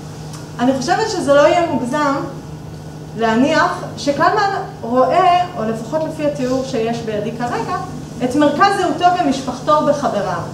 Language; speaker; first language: Hebrew; native; Hebrew